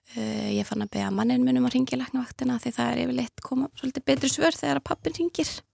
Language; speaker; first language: Icelandic; native; Icelandic